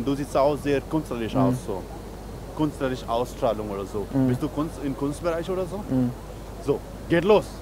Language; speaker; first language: German; non-native, fluent; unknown